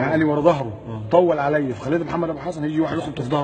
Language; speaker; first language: Arabic; native; Arabic